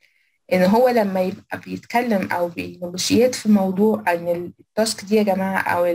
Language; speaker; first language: Arabic; native; Arabic